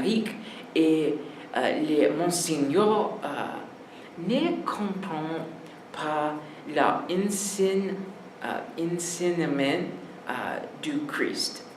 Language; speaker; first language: French; non-native, learner; English